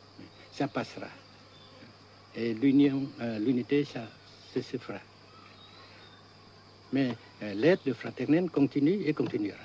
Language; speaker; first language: French; non-native, local second language; Vietnamese